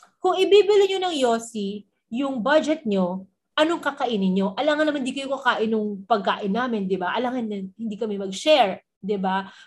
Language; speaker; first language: Filipino; native; Filipino